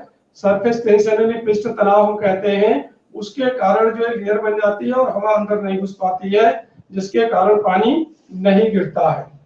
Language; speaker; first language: Hindi; native; Hindi